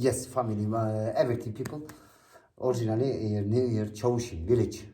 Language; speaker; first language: English; non-native, learner; Turkish